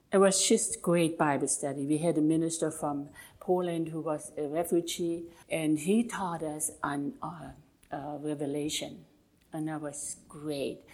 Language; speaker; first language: English; non-native, fluent; German